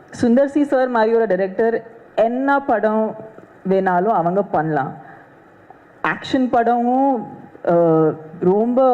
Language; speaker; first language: Tamil; non-native, fluent; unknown